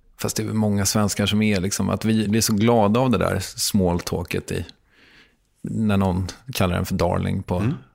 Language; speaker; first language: Swedish; native; Swedish